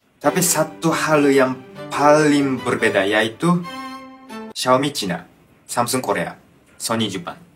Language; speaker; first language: Indonesian; non-native, fluent; Japanese